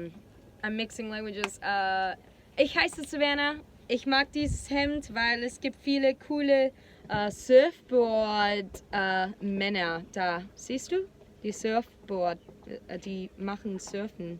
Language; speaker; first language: German; non-native, learner; English